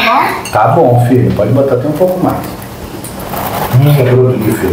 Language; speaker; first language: Portuguese; native; Portuguese